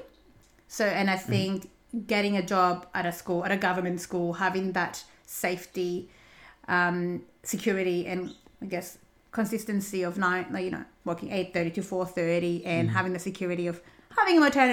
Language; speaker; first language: English; non-native, fluent; Greek